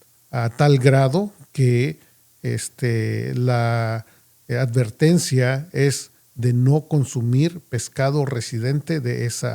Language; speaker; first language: Spanish; native; Spanish